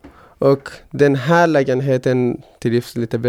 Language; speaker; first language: Swedish; non-native, fluent; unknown